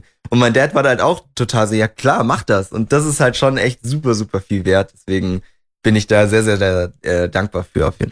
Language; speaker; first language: German; native; German